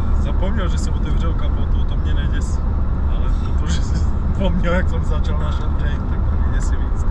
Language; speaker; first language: Czech; early bilingual, other home language; Bulgarian